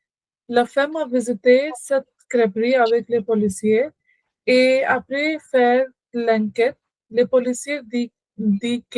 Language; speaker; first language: French; non-native, learner; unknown